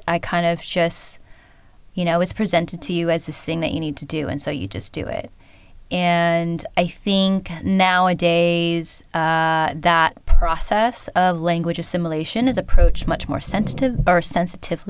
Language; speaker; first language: English; early bilingual, other home language; Khmer